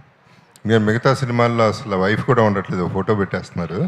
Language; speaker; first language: Telugu; native; Telugu